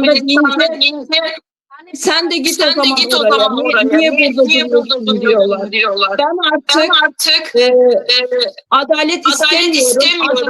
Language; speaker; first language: Turkish; non-native, learner; Turkmen